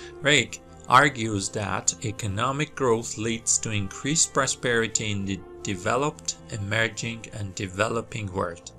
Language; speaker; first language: English; non-native, fluent; Persian